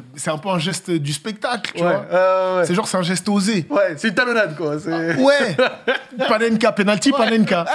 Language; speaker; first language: French; native; French